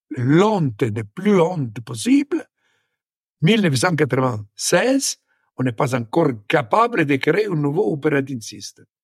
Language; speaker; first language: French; non-native, fluent; Italian